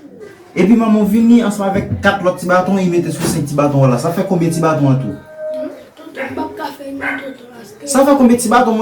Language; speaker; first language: French; non-native, local second language; Haitian Creole